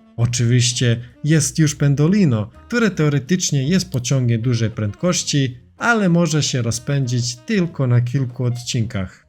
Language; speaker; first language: Polish; non-native, fluent; Serbian